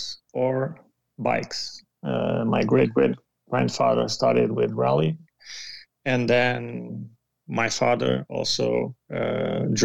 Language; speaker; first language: English; non-native, fluent; Portuguese